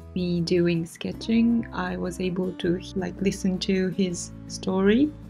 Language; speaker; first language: English; non-native, fluent; Japanese